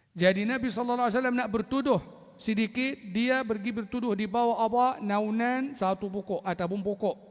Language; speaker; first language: Malay; non-native, fluent; Arabic